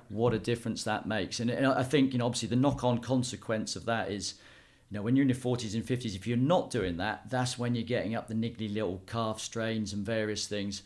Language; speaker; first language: English; native; English